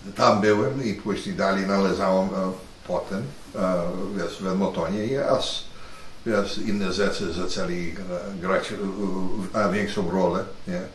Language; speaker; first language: Polish; early bilingual, heritage; Polish